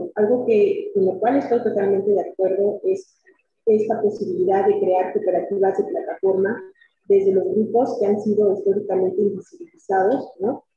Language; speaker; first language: Spanish; native; Spanish